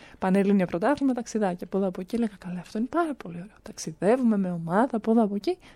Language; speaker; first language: Greek; early bilingual, other home language; Romanian